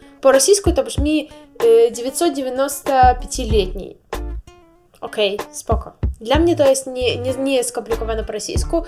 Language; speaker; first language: Polish; non-native, learner; Russian